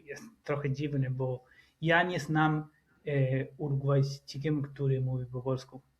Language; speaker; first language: Polish; non-native, learner; Spanish